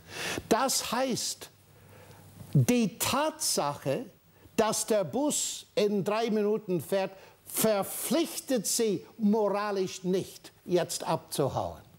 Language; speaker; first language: German; non-native, fluent; English